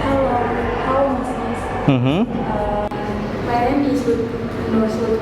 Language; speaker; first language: English; non-native, learner; Indonesian